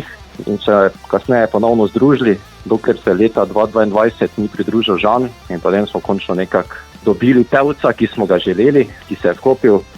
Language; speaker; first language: Slovenian; native; Slovenian